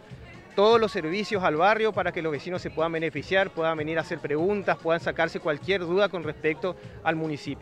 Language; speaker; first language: Spanish; native; Spanish